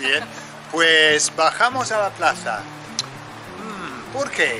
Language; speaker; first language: Spanish; non-native, fluent; English